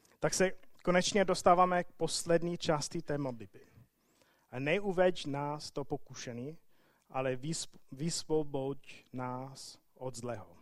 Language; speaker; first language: Czech; non-native, fluent; English